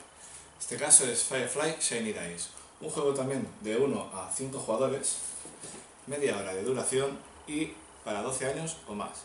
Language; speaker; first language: Spanish; native; Spanish